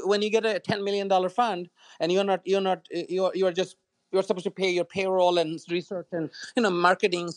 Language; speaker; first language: English; non-native, local second language; Bangla